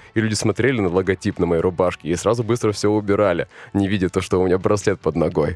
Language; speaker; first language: Russian; native; Russian